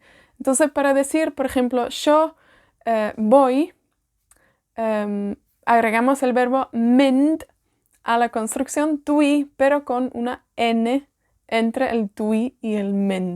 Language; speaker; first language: Spanish; non-native, fluent; Welsh